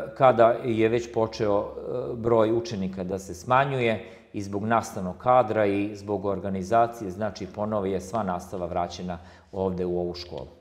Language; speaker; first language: Croatian; non-native, local second language; Slovak